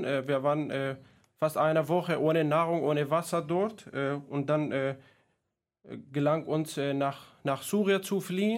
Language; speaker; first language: German; non-native, fluent; Kurdish